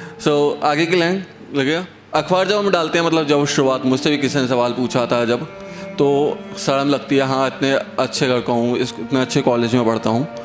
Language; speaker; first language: Hindi; native; Hindi